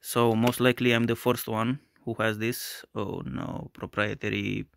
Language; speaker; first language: English; non-native, fluent; Romanian